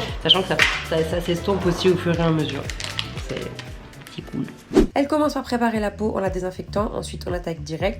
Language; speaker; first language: French; native; French